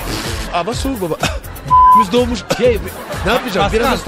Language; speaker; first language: Turkish; non-native, learner; French